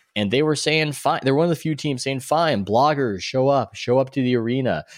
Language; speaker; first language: English; native; English